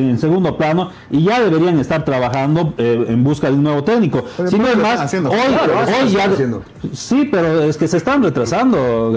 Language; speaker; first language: Spanish; native; Spanish